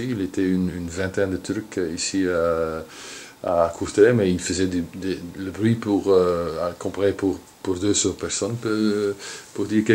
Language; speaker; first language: French; non-native, local second language; Dutch